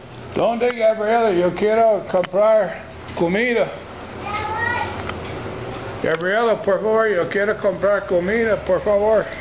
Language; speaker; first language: Spanish; non-native, learner; English